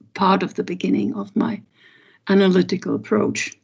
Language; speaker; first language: English; non-native, fluent; German